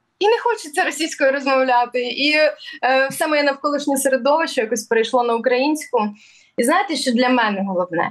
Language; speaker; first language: Ukrainian; early bilingual, other home language; Russian